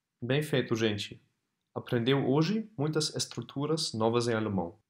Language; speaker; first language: Portuguese; non-native, fluent; German